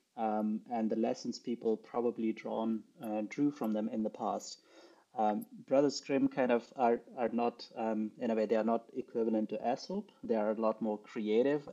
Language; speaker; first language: English; non-native, local second language; Urdu